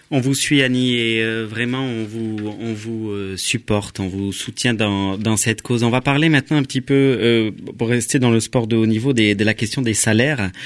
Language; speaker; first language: French; native; French